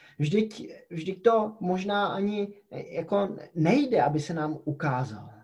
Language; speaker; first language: Czech; native; Czech